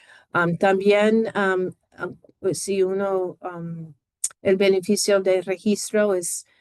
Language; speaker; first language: Spanish; non-native, fluent; English